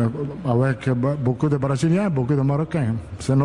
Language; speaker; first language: French; non-native, fluent; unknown